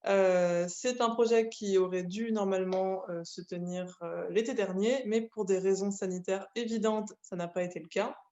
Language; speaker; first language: French; native; French